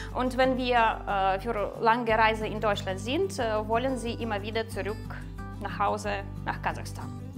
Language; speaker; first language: German; non-native, fluent; Russian